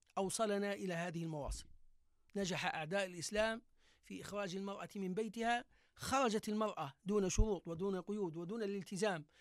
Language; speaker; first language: Arabic; native; Arabic